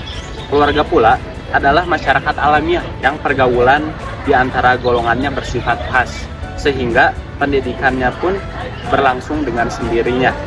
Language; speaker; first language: Indonesian; native; Indonesian